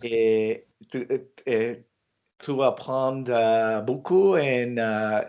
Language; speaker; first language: French; non-native, learner; English